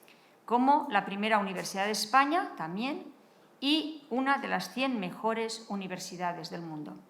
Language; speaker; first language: Spanish; native; Spanish